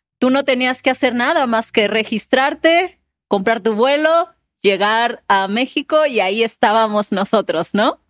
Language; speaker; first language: Spanish; native; Spanish